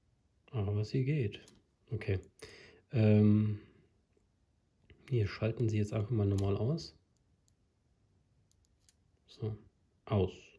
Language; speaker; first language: German; native; German